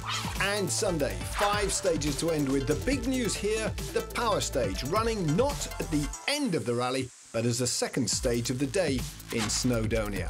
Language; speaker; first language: English; native; English